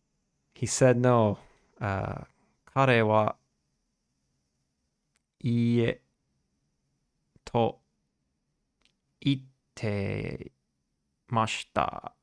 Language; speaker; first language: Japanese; non-native, learner; English